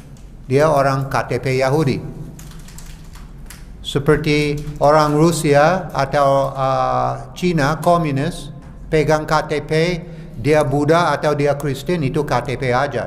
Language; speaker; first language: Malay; non-native, fluent; English